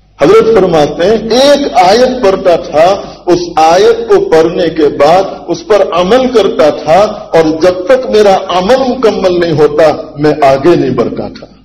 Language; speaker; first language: Urdu; non-native, local second language; Gujarati